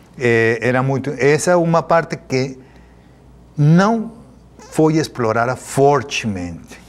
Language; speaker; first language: Portuguese; non-native, fluent; Spanish